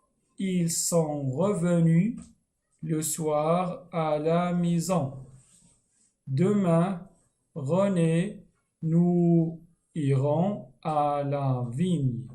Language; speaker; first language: French; non-native, local second language; Arabic